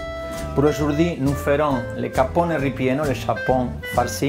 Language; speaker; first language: French; non-native, fluent; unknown